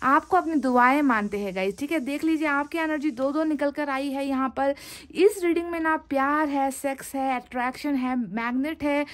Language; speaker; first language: Hindi; native; Hindi